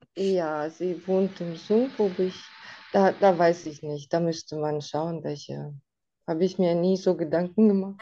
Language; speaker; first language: German; non-native, fluent; Russian